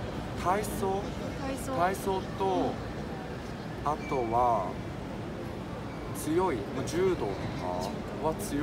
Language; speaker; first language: Japanese; native; Japanese